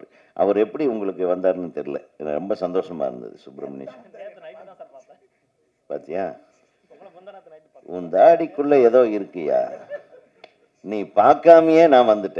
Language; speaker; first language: Tamil; native; Tamil